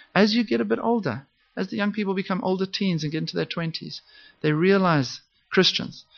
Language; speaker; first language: English; native; English